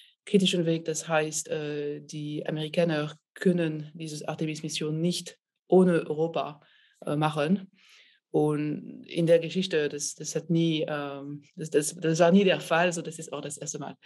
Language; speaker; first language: German; non-native, fluent; French